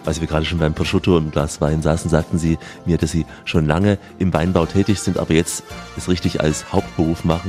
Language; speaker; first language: German; native; German